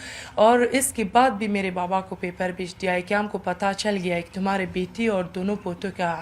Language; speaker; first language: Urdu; non-native, learner; Persian